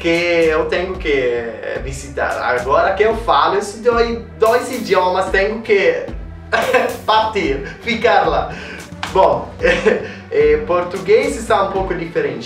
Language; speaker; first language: Portuguese; non-native, learner; Italian